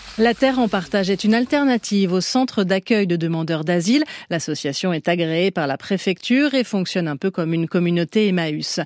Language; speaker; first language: French; native; French